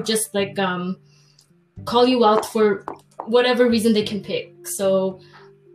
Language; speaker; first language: English; non-native, local second language; Filipino